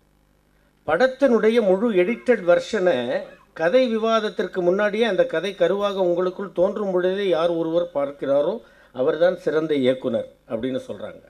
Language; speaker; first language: Tamil; native; Tamil